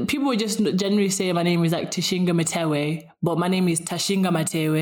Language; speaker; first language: English; native; English